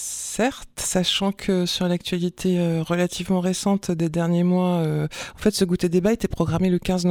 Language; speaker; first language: French; native; French